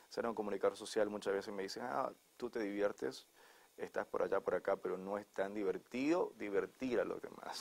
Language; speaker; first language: Spanish; native; Spanish